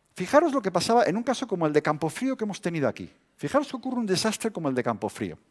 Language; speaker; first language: Spanish; native; Spanish